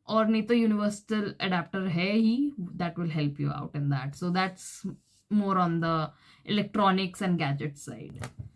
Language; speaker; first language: Hindi; native; Hindi